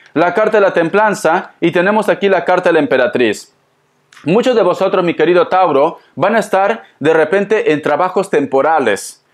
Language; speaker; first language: Spanish; native; Spanish